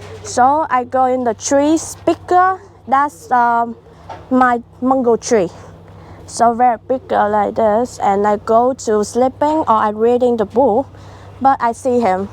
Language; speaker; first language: English; non-native, learner; Vietnamese